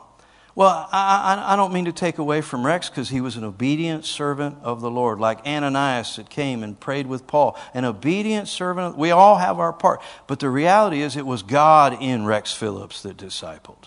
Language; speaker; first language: English; native; English